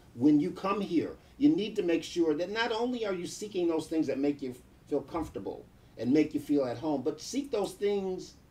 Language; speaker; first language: English; native; English